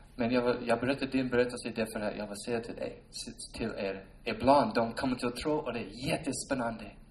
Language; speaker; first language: Swedish; non-native, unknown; English